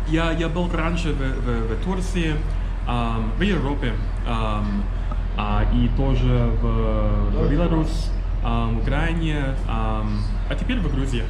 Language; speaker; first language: Russian; non-native, learner; English